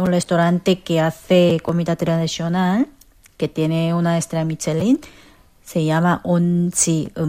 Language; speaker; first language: Spanish; non-native, fluent; Korean